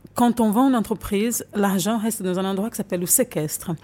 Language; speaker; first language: French; non-native, fluent; Portuguese